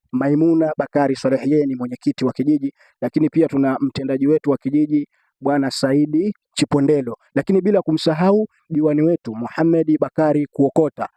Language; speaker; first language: Swahili; native; Swahili